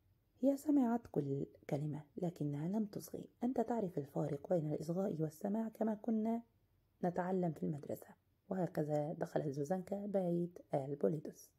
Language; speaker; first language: Arabic; native; Arabic